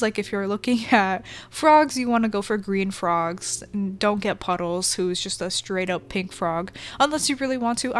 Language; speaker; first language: English; native; English